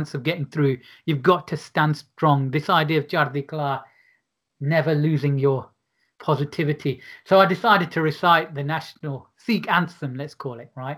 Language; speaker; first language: English; native; English